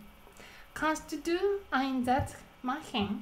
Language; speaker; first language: German; non-native, learner; Japanese